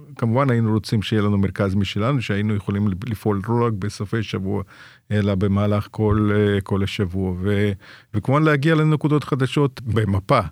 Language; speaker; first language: Hebrew; non-native, fluent; Russian